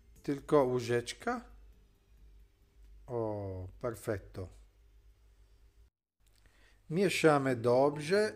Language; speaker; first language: Polish; non-native, learner; Italian